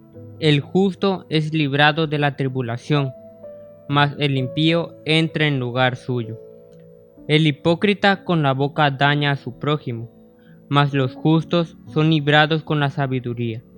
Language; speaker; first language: Spanish; native; Spanish